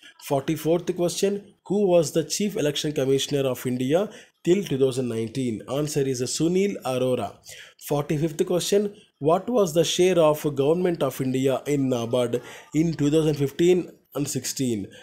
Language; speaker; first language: English; non-native, local second language; Telugu